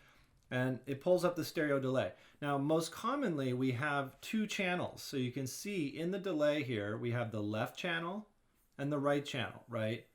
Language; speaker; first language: English; native; English